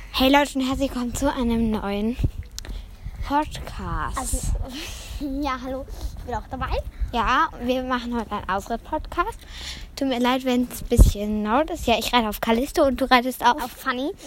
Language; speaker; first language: German; native; German